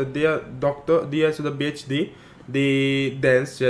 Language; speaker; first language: Indonesian; non-native, fluent; Arabic